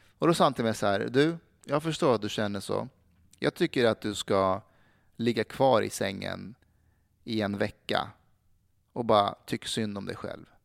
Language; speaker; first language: Swedish; early bilingual, other home language; Persian